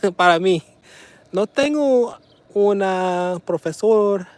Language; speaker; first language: Spanish; non-native, learner; English